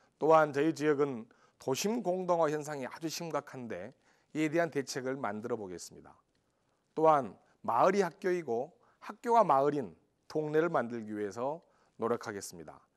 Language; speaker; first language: Korean; native; Korean